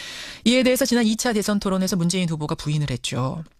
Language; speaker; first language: Korean; native; Korean